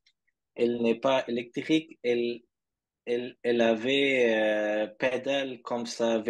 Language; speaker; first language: French; non-native, learner; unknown